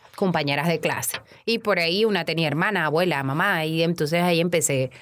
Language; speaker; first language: Spanish; native; Spanish